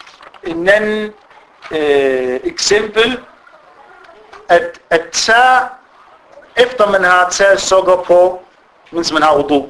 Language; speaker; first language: Danish; non-native, fluent; Arabic